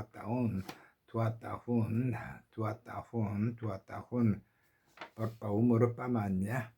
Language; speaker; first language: Indonesian; non-native, learner; Korean